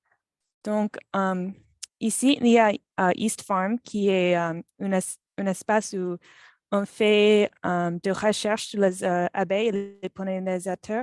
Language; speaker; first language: French; non-native, fluent; English